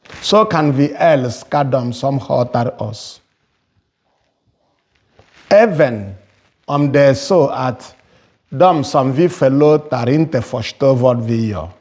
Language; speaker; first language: Swedish; non-native, fluent; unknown